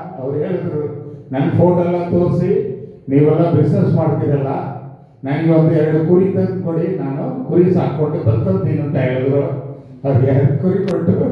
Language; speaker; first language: Kannada; native; Kannada